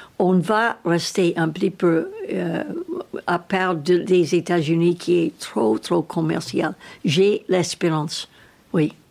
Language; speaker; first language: French; non-native, learner; English